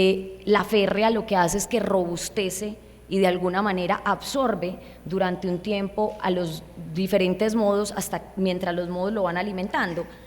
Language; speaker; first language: Spanish; native; Spanish